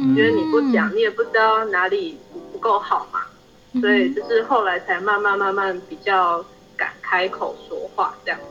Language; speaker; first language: Chinese; native; Chinese